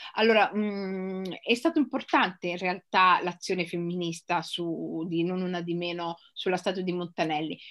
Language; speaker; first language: Italian; native; Italian